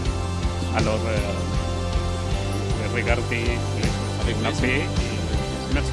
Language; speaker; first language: French; non-native, fluent; Spanish